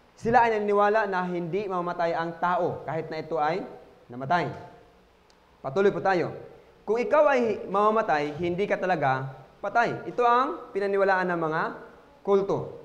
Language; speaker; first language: Filipino; non-native, local second language; Cebuano